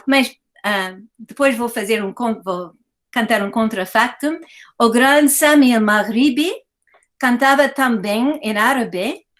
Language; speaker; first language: Portuguese; non-native, fluent; English